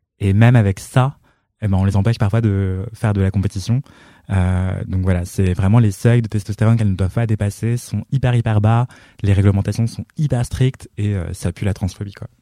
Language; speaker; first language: French; native; French